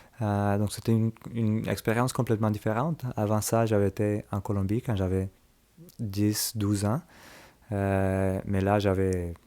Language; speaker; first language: French; early bilingual, other home language; Spanish